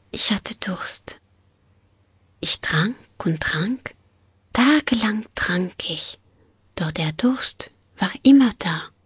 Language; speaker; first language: German; non-native, fluent; French